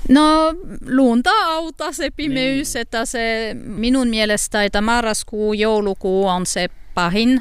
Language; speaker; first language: Finnish; non-native, fluent; French